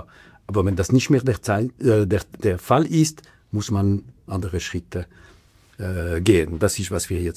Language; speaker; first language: German; non-native, local second language; French